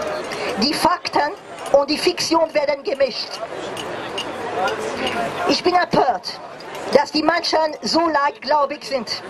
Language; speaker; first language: German; non-native, fluent; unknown